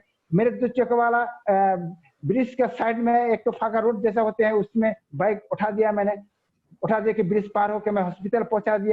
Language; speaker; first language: Hindi; non-native, local second language; Bangla